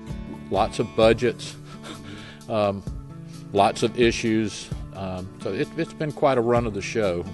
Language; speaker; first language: English; native; English